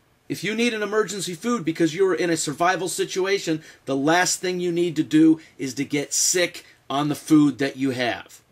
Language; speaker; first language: English; native; English